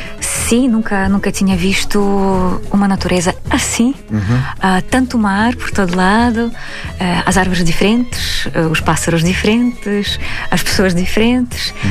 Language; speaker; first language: Portuguese; non-native, fluent; Belarusian